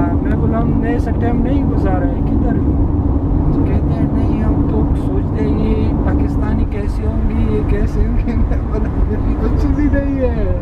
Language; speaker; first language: Urdu; non-native, local second language; Pashto